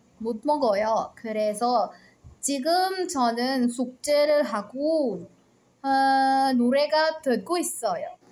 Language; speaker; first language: Korean; non-native, learner; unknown